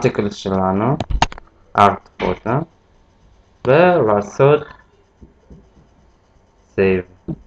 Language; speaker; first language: Hebrew; non-native, fluent; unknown